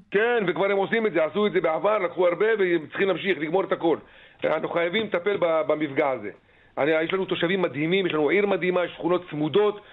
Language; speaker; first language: Hebrew; native; Hebrew